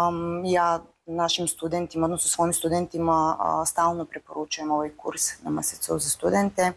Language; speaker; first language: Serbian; non-native, fluent; Bulgarian